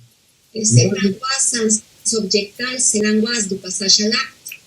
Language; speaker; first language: French; non-native, fluent; Spanish